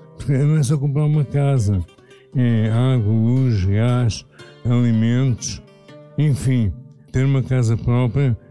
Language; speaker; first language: Portuguese; native; Portuguese